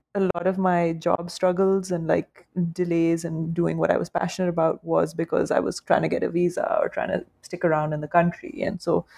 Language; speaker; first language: English; non-native, local second language; Urdu